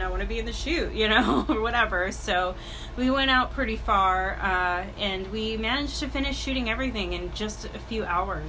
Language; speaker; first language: English; native; English